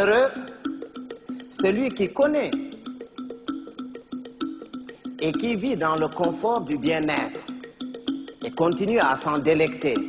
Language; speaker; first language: French; non-native, local second language; Fula